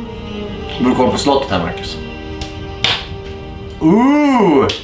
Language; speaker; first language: Swedish; native; Swedish